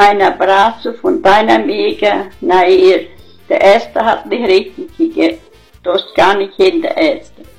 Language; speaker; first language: German; early bilingual, heritage; German